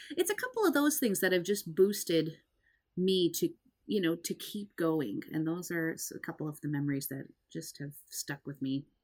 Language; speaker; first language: English; native; English